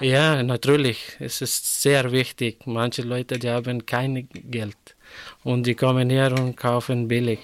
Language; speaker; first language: German; non-native, learner; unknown